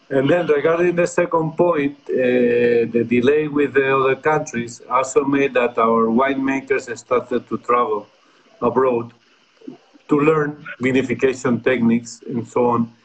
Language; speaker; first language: English; non-native, fluent; Spanish